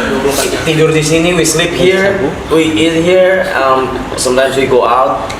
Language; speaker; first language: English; non-native, fluent; Indonesian